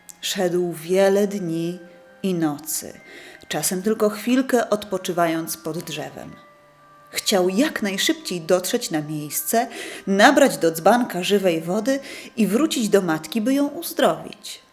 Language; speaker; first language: Polish; native; Polish